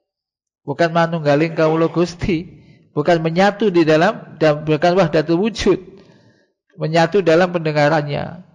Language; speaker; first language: Indonesian; native; Indonesian